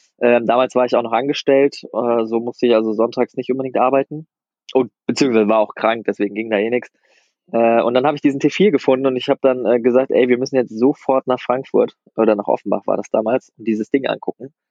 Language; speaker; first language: German; native; German